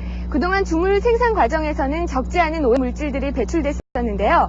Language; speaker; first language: Korean; native; Korean